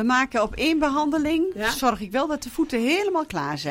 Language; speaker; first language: Dutch; native; Dutch